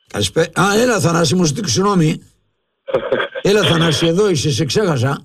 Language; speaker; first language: Greek; native; Greek